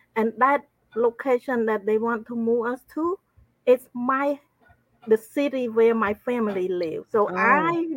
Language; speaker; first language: English; non-native, fluent; Khmer